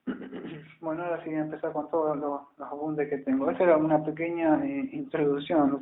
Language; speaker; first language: Spanish; native; Spanish